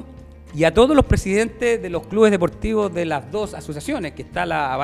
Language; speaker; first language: Spanish; native; Spanish